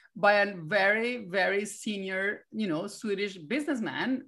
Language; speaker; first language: English; non-native, fluent; Spanish